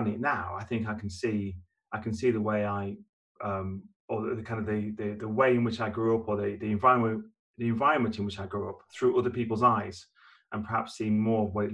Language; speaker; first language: English; native; English